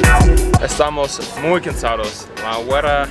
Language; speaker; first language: Spanish; non-native, learner; English